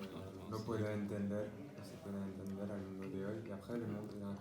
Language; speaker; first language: Spanish; non-native, learner; French